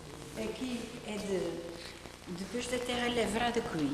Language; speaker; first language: Portuguese; native; Portuguese